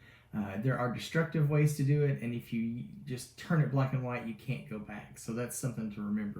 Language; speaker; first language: English; native; English